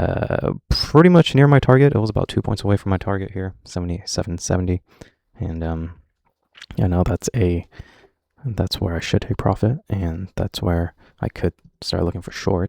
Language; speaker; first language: English; native; English